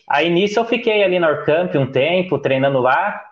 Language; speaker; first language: Portuguese; native; Portuguese